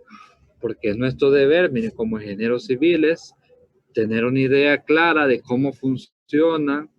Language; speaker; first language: Spanish; native; Spanish